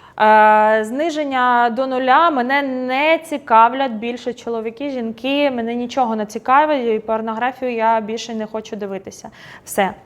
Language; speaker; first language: Ukrainian; non-native, local second language; Russian